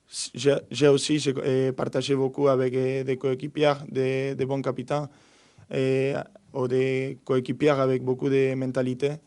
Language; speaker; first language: French; non-native, fluent; Spanish